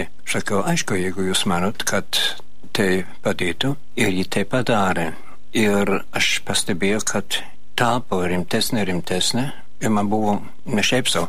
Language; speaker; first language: Lithuanian; non-native, fluent; German